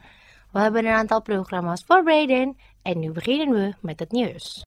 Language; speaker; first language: Dutch; non-native, fluent; Indonesian